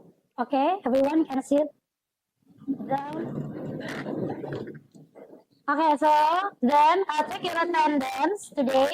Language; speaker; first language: English; non-native, local second language; Indonesian